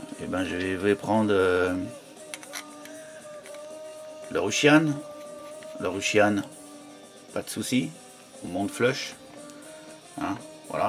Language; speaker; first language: French; native; French